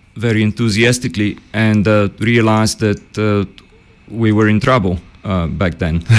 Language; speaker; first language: English; early bilingual, other home language; Bulgarian